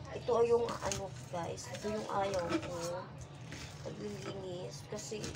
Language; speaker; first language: Filipino; non-native, local second language; Cebuano